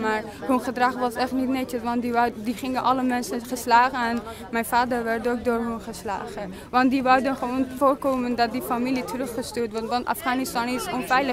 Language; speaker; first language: Dutch; early bilingual, other home language; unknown